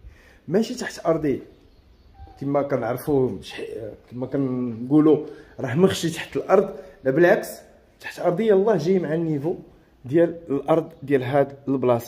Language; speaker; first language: Arabic; native; Arabic